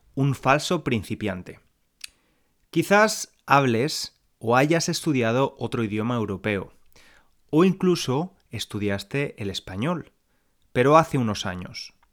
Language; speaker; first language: Spanish; native; Spanish